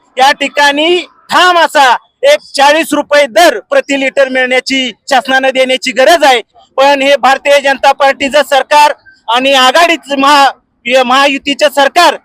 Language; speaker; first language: Marathi; native; Marathi